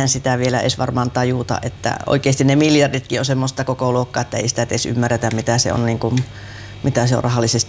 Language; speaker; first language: Finnish; native; Finnish